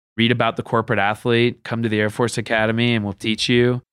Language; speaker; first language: English; native; English